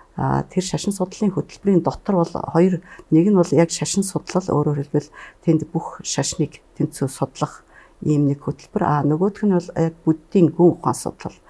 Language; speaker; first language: Mongolian; native; Mongolian